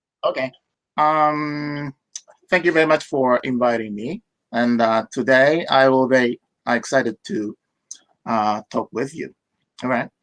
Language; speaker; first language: English; non-native, fluent; Japanese